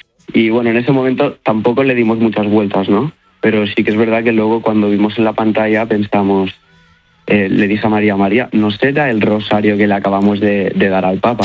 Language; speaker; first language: Spanish; native; Spanish